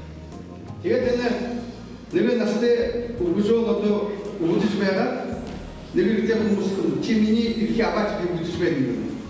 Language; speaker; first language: Mongolian; non-native, learner; Buriat